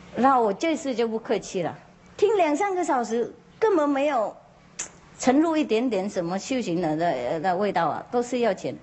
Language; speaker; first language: Chinese; non-native, fluent; Vietnamese